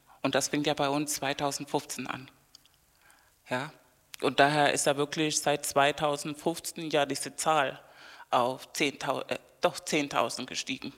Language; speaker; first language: German; non-native, fluent; Spanish